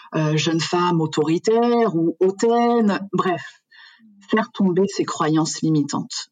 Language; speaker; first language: French; native; French